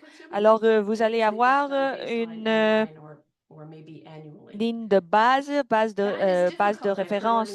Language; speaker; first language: French; non-native, fluent; English